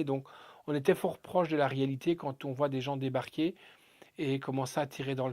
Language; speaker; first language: French; native; French